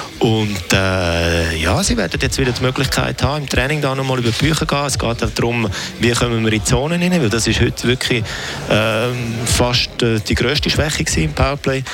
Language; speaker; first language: German; native; German